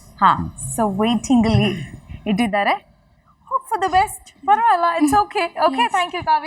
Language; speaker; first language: Kannada; native; Kannada